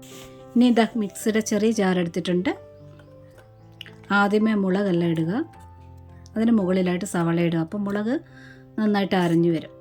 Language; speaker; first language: Malayalam; native; Malayalam